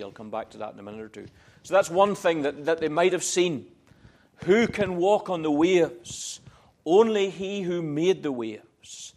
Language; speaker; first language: English; native; English